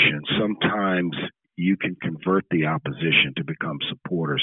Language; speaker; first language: English; native; English